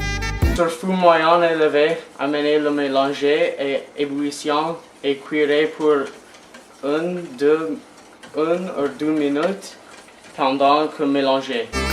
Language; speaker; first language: French; non-native, learner; English